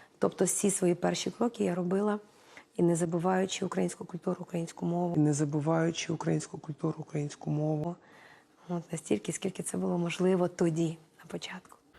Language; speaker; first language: Ukrainian; non-native, local second language; Russian